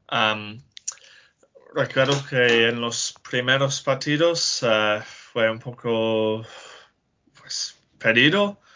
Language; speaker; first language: Spanish; non-native, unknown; English